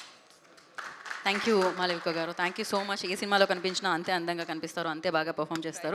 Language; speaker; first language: Telugu; native; Telugu